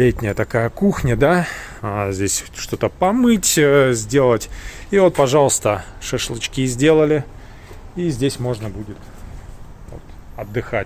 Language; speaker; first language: Russian; native; Russian